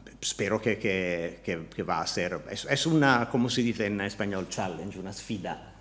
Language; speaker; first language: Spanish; non-native, learner; Italian